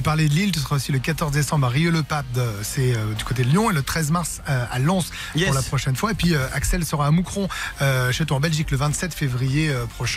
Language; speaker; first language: French; native; French